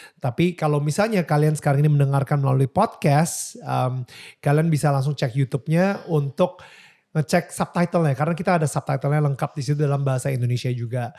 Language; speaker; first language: Indonesian; native; Indonesian